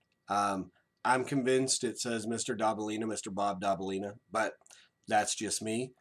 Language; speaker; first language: English; native; English